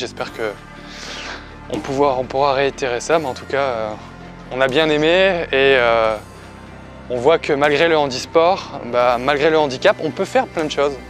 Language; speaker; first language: French; native; French